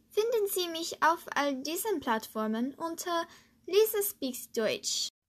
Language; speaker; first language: German; non-native, fluent; English